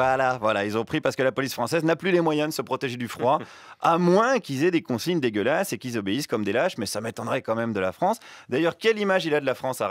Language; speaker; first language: French; native; French